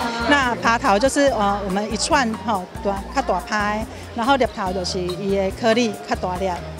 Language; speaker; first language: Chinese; non-native, local second language; Min Nan Chinese